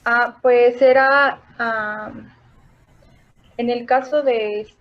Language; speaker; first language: Spanish; native; Spanish